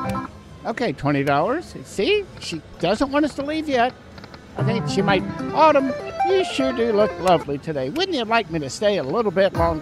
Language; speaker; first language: English; native; English